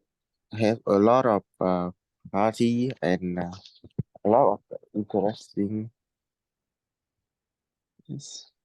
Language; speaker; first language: English; non-native, learner; Vietnamese